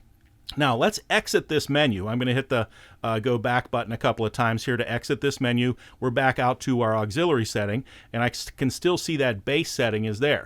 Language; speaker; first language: English; native; English